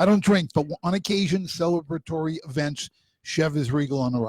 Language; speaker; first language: English; native; English